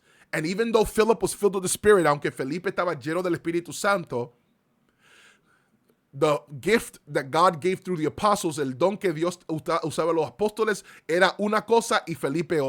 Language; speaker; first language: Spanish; early bilingual, heritage; Spanish